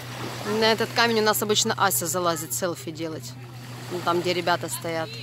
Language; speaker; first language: Russian; native; Russian